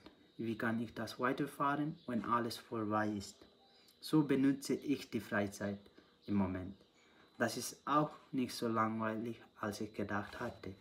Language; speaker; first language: German; non-native, learner; Nepali